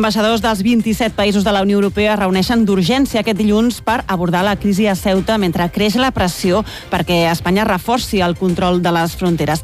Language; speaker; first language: Catalan; native; Catalan